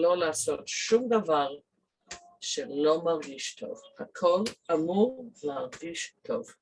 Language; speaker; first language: Hebrew; non-native, fluent; English